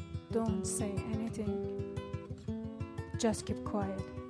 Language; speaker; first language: English; non-native, fluent; Persian